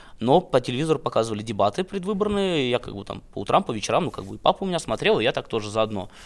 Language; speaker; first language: Russian; native; Russian